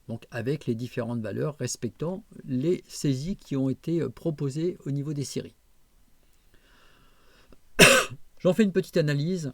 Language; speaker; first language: French; native; French